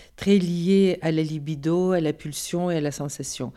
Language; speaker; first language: French; non-native, fluent; Bulgarian